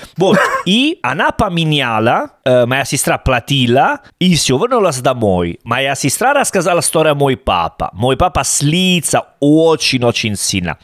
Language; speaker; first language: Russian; non-native, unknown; Italian